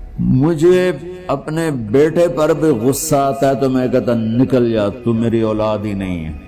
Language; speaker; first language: Urdu; non-native, local second language; Punjabi